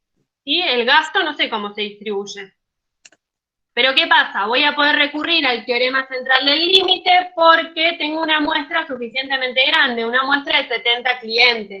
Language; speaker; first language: Spanish; native; Spanish